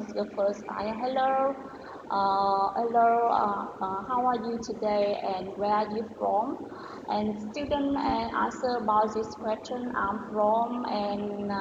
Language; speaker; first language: English; non-native, learner; Vietnamese